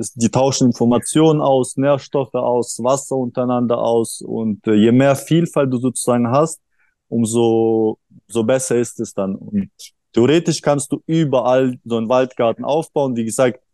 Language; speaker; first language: German; early bilingual, other home language; Russian